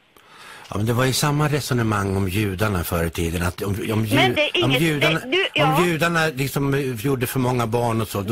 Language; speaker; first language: Swedish; native; Swedish